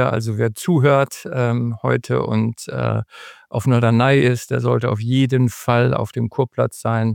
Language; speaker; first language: German; native; German